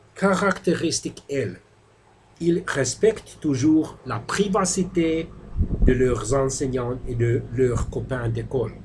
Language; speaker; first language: French; non-native, fluent; Finnish